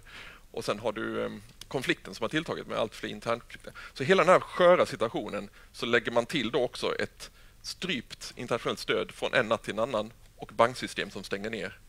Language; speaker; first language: Swedish; native; Swedish